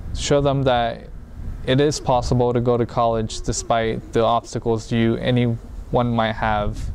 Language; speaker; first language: English; early bilingual, other home language; Spanish